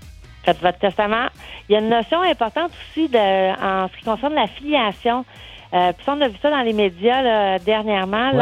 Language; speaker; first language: French; native; French